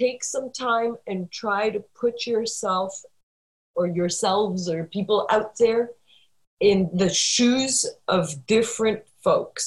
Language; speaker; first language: English; native; English